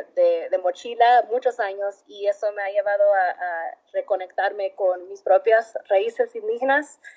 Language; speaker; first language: Spanish; early bilingual, heritage; Spanish